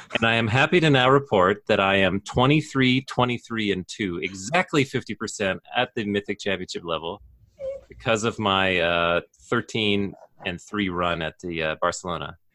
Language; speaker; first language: English; native; English